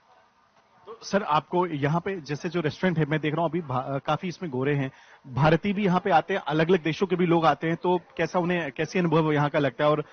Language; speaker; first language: Hindi; native; Hindi